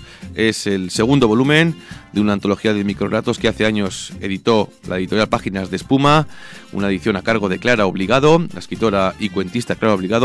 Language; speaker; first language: Spanish; native; Spanish